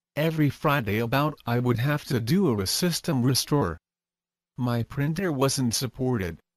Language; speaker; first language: English; native; English